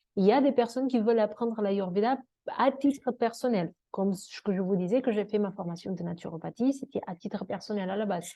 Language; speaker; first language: French; non-native, fluent; Portuguese